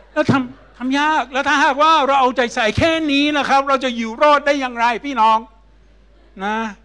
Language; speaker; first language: Thai; non-native, fluent; English